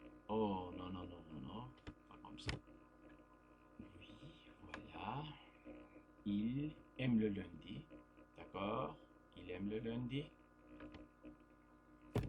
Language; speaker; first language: French; non-native, fluent; Turkish